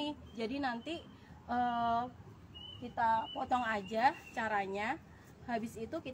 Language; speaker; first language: Indonesian; native; Indonesian